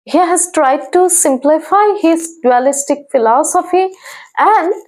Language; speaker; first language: English; non-native, local second language; Assamese